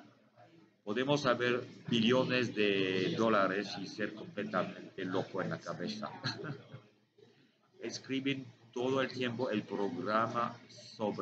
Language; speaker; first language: Spanish; non-native, learner; French